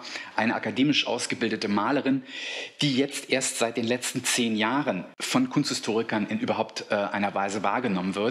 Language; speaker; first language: German; native; German